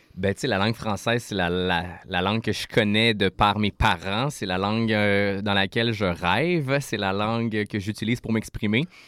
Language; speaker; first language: French; native; French